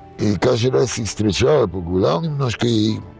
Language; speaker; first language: Russian; non-native, learner; English